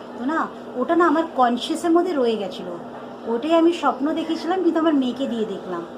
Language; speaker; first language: Bangla; non-native, local second language; Nepali